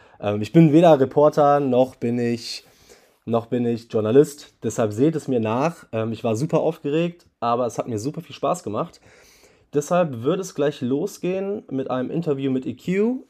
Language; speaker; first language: German; native; German